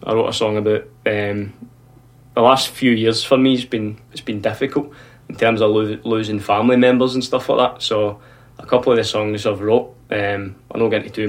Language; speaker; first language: English; native; English